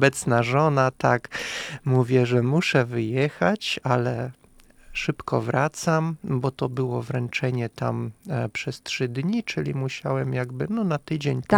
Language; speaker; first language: Polish; non-native, fluent; Russian